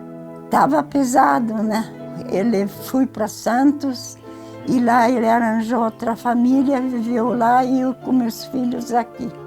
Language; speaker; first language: Portuguese; early bilingual, other home language; Ukrainian